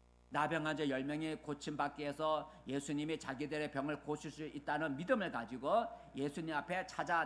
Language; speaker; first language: Korean; native; Korean